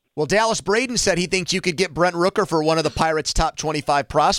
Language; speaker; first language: English; native; English